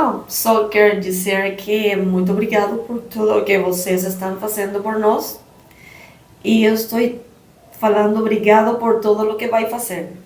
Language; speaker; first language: Portuguese; non-native, learner; Spanish